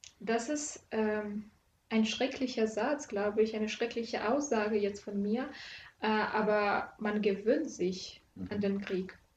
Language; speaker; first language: German; non-native, fluent; Ukrainian